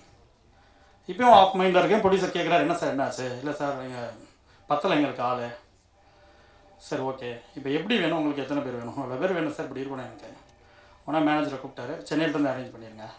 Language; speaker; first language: Tamil; native; Tamil